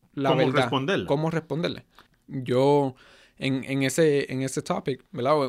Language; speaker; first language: Spanish; early bilingual, heritage; Spanish